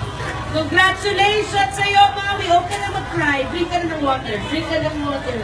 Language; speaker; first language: Filipino; native; Filipino